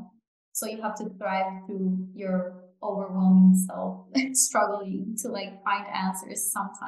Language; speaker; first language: English; non-native, fluent; Japanese